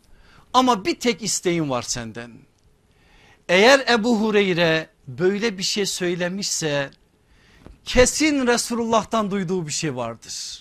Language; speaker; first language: Turkish; native; Turkish